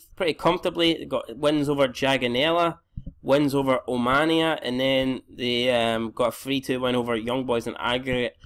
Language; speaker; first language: English; native; English